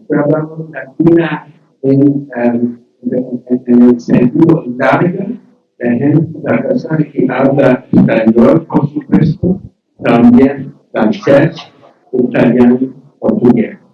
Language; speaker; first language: Spanish; non-native, learner; English